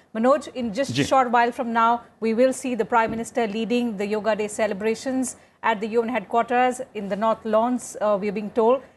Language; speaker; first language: English; non-native, local second language; Hindi